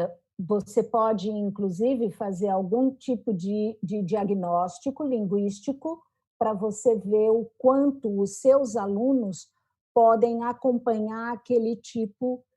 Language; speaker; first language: Portuguese; native; Portuguese